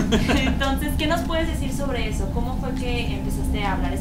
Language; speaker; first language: Spanish; native; Spanish